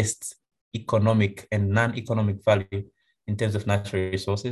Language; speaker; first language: English; non-native, local second language; Swahili